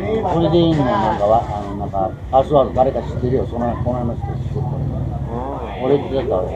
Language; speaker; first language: Japanese; native; Japanese